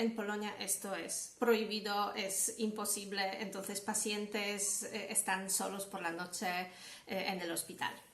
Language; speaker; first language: Spanish; non-native, fluent; Polish